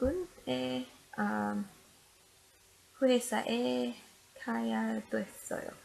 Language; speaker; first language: Korean; non-native, learner; English